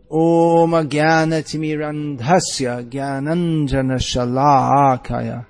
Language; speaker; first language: Hindi; non-native, fluent; English